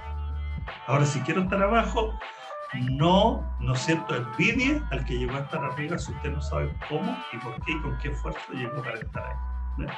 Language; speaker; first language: Spanish; native; Spanish